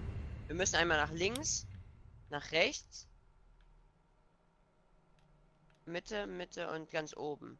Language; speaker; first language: German; native; German